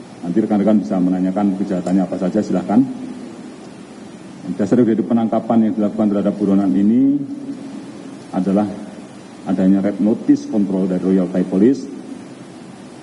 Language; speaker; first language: Indonesian; native; Indonesian